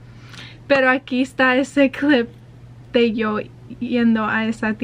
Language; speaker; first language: Spanish; early bilingual, heritage; Spanish